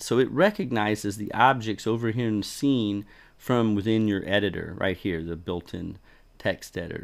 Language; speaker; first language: English; native; English